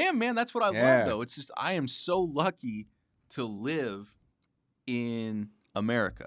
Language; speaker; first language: English; native; English